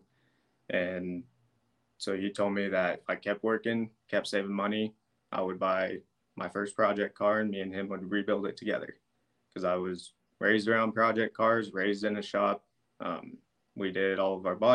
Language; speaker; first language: English; native; English